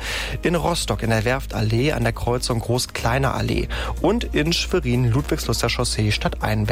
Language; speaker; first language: German; native; German